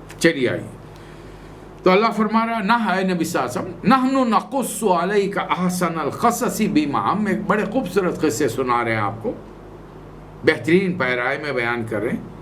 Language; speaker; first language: Urdu; native; Urdu